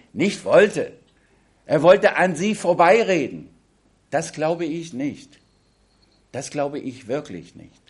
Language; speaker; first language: German; non-native, fluent; English